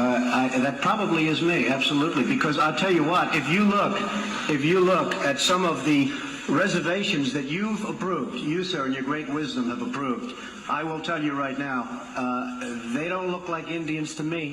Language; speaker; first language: English; native; English